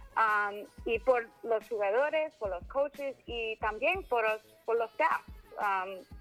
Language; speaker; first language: Spanish; early bilingual, other home language; English